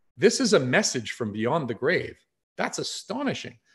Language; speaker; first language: English; native; English